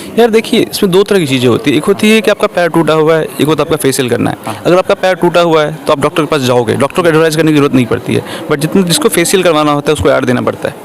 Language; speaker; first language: Hindi; non-native, local second language; Maithili